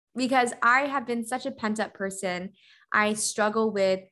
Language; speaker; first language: English; native; English